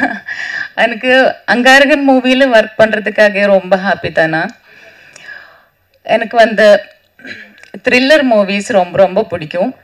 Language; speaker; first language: Tamil; non-native, learner; Malayalam